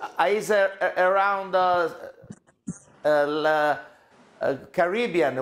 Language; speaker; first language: English; non-native, fluent; Italian